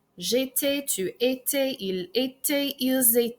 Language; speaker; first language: French; non-native, fluent; English